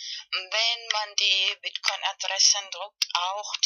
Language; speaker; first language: German; non-native, fluent; Spanish